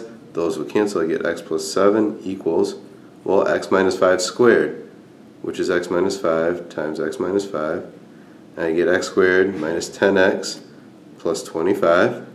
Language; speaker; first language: English; native; English